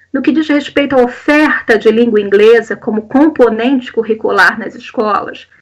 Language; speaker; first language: Portuguese; native; Portuguese